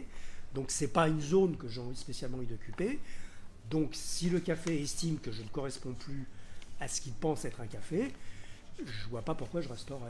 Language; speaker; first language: French; native; French